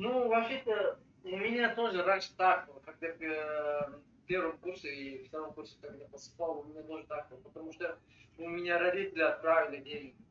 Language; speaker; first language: Russian; non-native, learner; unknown